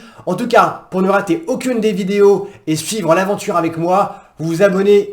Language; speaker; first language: French; native; French